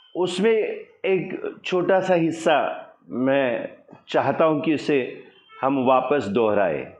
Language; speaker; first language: Hindi; non-native, local second language; Marathi